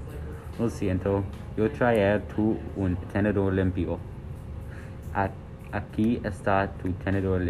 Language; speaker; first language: Spanish; non-native, learner; English